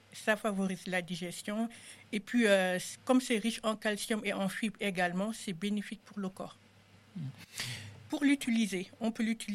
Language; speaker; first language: French; non-native, local second language; Wolof